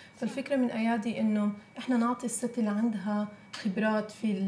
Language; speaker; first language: Arabic; native; Arabic